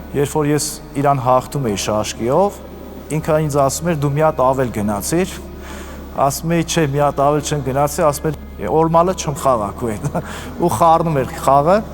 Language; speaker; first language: Armenian; native; Armenian